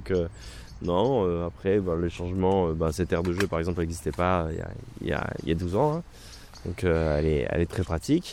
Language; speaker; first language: French; native; French